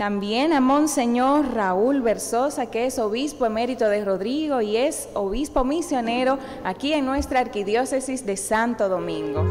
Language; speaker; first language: Spanish; native; Spanish